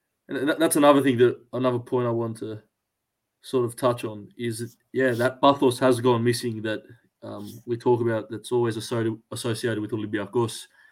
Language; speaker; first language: English; early bilingual, other home language; Greek